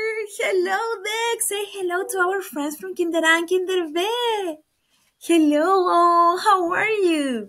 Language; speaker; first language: English; non-native, fluent; Spanish